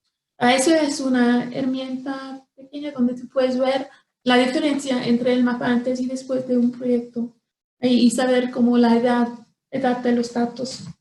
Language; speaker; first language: Spanish; non-native, fluent; English